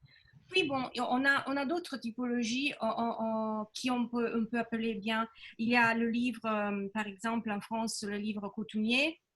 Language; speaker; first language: French; non-native, fluent; Italian